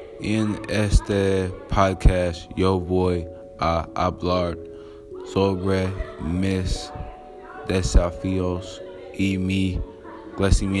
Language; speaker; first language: Spanish; non-native, learner; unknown